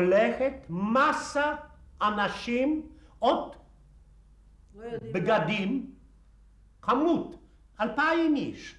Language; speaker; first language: Hebrew; non-native, fluent; Polish